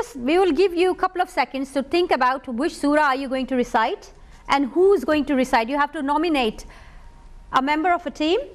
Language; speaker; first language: English; non-native, local second language; Urdu